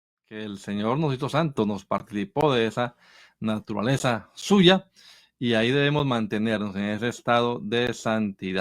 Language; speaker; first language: Spanish; native; Spanish